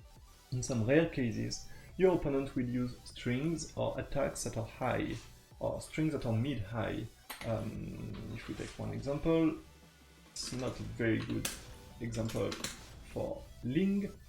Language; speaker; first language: English; non-native, fluent; French